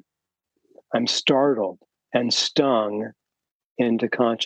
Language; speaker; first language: English; native; English